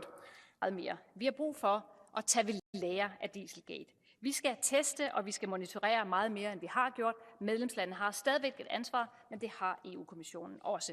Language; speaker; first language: Danish; native; Danish